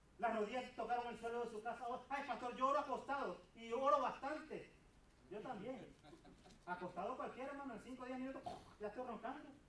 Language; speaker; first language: Spanish; native; Spanish